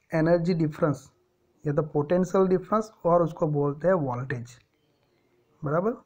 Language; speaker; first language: Hindi; non-native, local second language; Gujarati